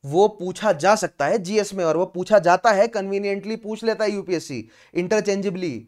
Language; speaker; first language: Hindi; native; Hindi